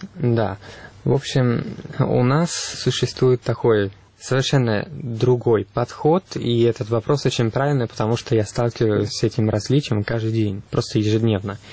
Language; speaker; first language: Russian; non-native, fluent; Italian